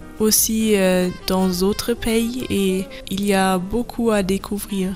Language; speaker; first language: French; non-native, learner; German